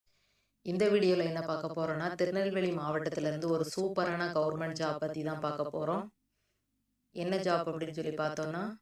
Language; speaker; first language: Tamil; native; Tamil